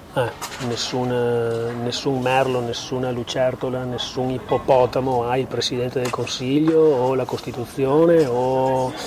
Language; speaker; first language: Italian; native; Italian